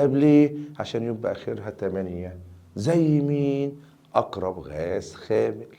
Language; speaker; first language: Arabic; native; Arabic